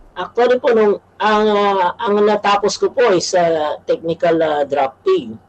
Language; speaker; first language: Filipino; non-native, local second language; Pampanga